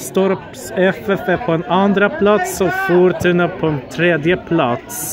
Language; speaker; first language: Swedish; early bilingual, other home language; Polish